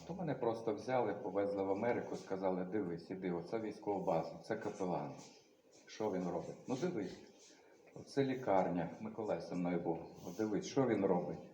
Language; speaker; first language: Ukrainian; native; Ukrainian